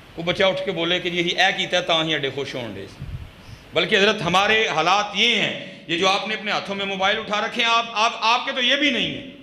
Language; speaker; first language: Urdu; non-native, local second language; Punjabi